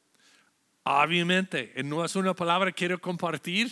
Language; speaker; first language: Spanish; non-native, fluent; English